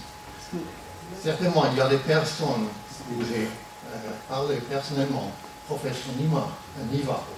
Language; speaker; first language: French; non-native, local second language; German